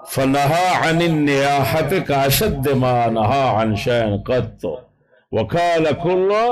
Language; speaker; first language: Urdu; non-native, local second language; Punjabi